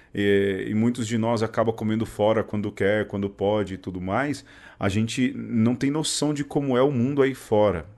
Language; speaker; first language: Portuguese; native; Portuguese